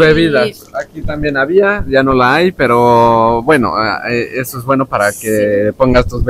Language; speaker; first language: Spanish; native; Spanish